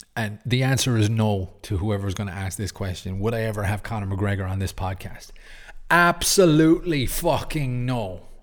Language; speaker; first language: English; native; English